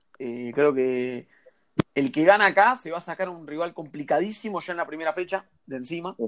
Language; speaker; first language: Spanish; native; Spanish